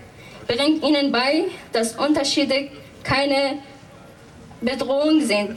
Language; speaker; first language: German; non-native, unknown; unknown